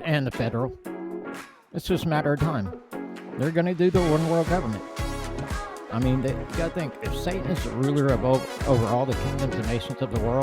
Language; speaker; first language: English; native; English